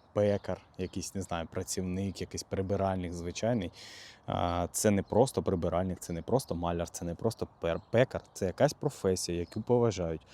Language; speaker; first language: Ukrainian; native; Ukrainian